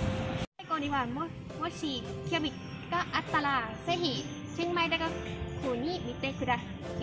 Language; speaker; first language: Japanese; non-native, learner; Thai